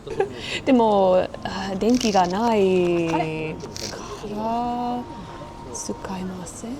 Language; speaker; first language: Japanese; non-native, learner; English